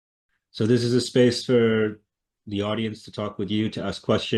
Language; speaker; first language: English; native; English